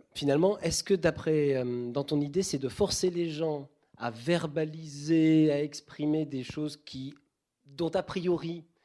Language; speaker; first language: French; native; French